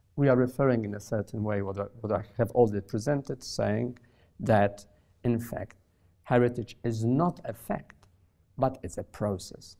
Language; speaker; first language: English; non-native, fluent; Polish